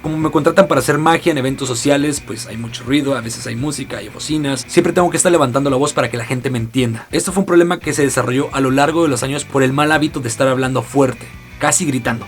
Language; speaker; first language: Spanish; native; Spanish